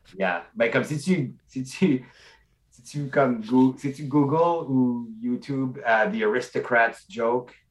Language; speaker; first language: French; non-native, local second language; English